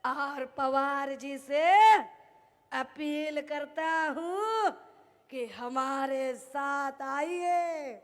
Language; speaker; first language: Hindi; non-native, local second language; Marathi